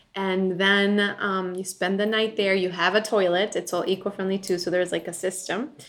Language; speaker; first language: English; non-native, fluent; Spanish